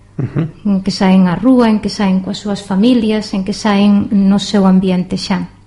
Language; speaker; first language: Galician; native; Galician